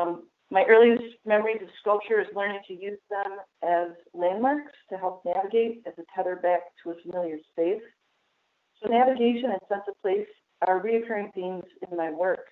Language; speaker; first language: English; native; English